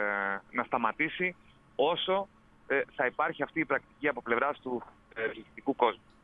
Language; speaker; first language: Greek; native; Greek